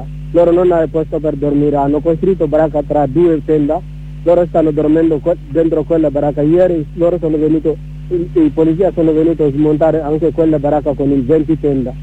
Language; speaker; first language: Italian; non-native, learner; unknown